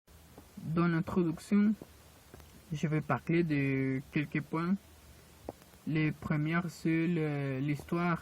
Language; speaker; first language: French; non-native, learner; Spanish